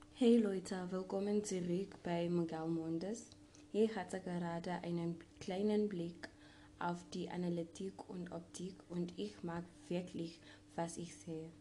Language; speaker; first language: German; non-native, learner; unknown